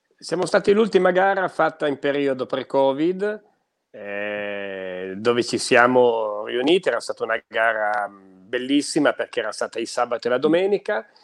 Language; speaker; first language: Italian; native; Italian